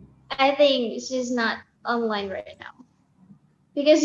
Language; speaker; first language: English; non-native, learner; Indonesian